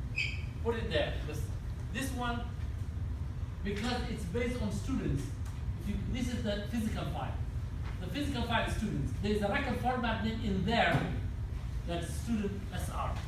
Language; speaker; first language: English; non-native, fluent; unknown